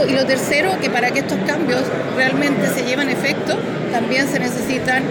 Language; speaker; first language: Spanish; native; Spanish